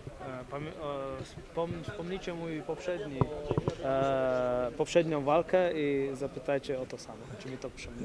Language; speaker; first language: Polish; early bilingual, other home language; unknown